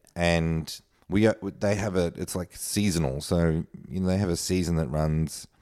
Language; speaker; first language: English; native; English